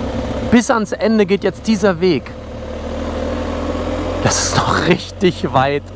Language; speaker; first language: German; native; German